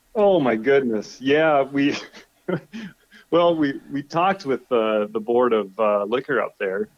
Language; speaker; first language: English; native; English